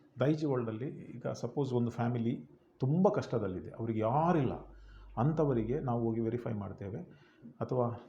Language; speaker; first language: Kannada; non-native, local second language; Konkani